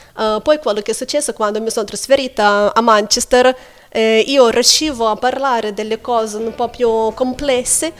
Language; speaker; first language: Italian; non-native, learner; Lithuanian